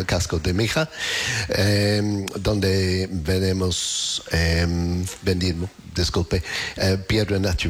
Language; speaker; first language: Spanish; non-native, learner; English